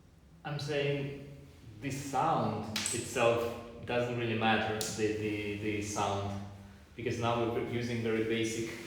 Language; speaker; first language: English; non-native, fluent; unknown